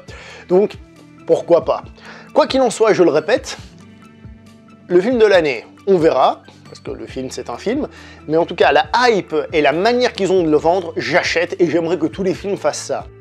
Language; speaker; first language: French; native; French